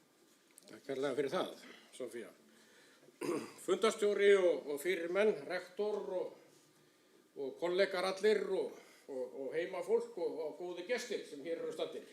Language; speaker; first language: Icelandic; native; Icelandic